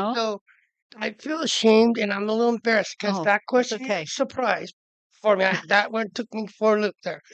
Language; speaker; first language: English; native; English